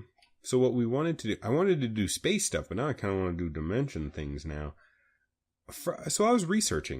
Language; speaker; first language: English; native; English